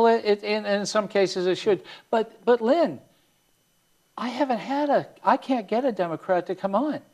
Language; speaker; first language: English; native; English